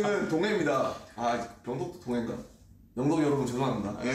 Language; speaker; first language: Korean; native; Korean